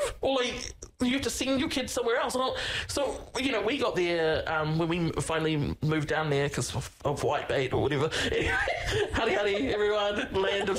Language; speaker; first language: English; native; English